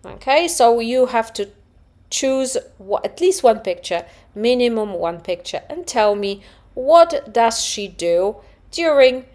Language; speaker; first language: English; non-native, fluent; Polish